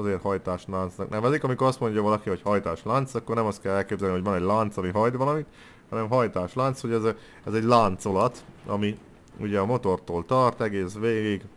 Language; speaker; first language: Hungarian; native; Hungarian